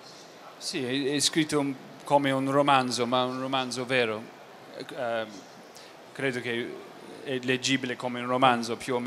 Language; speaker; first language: Italian; non-native, fluent; English